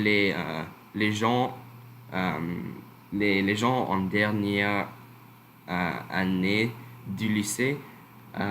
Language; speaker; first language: French; non-native, learner; English